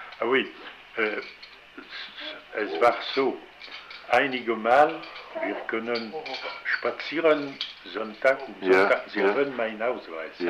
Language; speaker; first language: German; non-native, learner; French